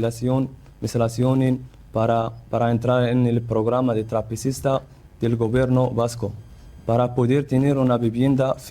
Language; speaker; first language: Spanish; non-native, learner; Central Atlas Tamazight